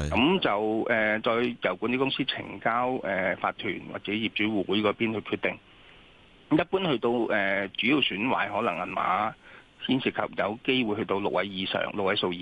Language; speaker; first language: Cantonese; native; Cantonese